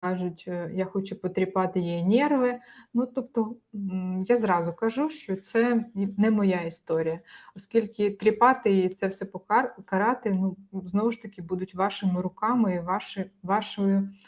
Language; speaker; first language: Ukrainian; native; Ukrainian